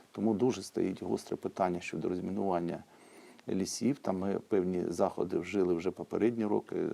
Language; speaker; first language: Ukrainian; native; Ukrainian